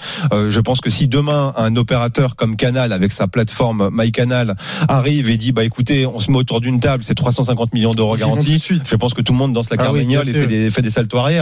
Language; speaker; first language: French; native; French